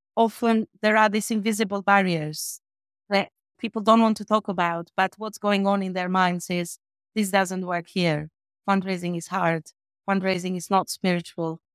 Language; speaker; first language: English; non-native, fluent; Albanian